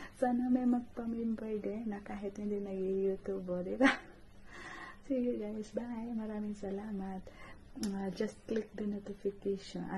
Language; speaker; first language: Filipino; non-native, local second language; Cebuano